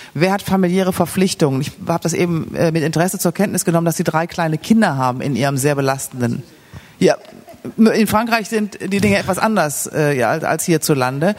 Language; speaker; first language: German; native; German